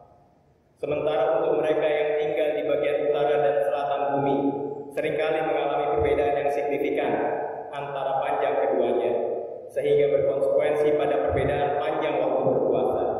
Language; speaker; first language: Indonesian; native; Indonesian